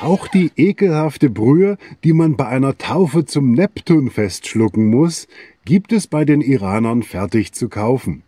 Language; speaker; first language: German; native; German